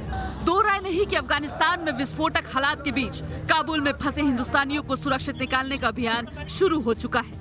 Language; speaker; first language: Hindi; native; Hindi